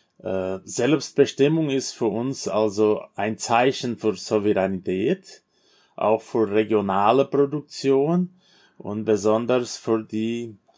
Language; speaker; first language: German; non-native, fluent; Portuguese